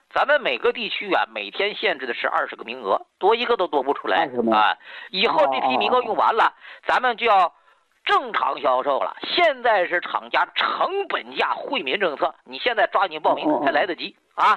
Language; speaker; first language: Chinese; native; Chinese